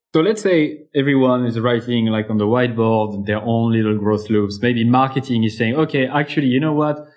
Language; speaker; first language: English; non-native, fluent; French